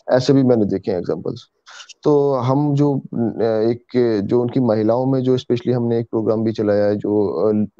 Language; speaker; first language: Hindi; native; Hindi